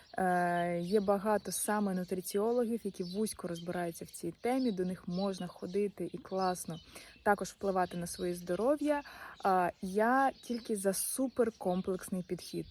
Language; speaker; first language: Ukrainian; non-native, local second language; Russian